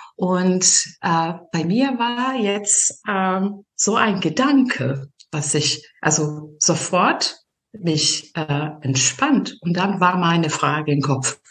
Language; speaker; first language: German; non-native, fluent; Serbian